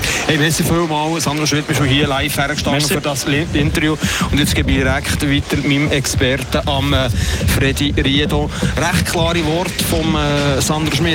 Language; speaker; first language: German; native; German